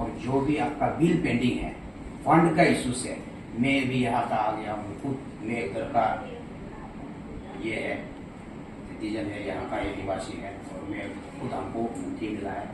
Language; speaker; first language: Hindi; non-native, local second language; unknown